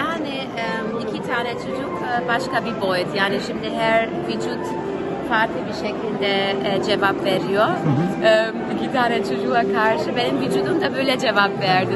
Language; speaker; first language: Turkish; early bilingual, heritage; German